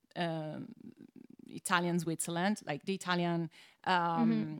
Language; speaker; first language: English; non-native, fluent; Italian